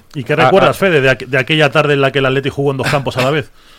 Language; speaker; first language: Spanish; native; Spanish